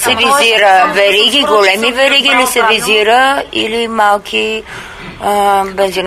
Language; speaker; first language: Bulgarian; native; Bulgarian